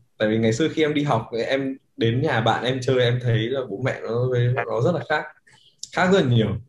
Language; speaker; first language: Vietnamese; native; Vietnamese